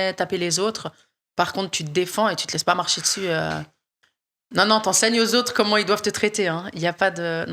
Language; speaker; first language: French; native; French